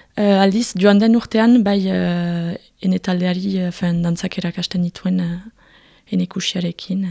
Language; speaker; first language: Basque; native; Basque